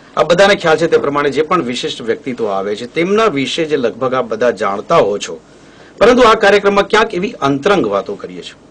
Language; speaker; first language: Gujarati; native; Gujarati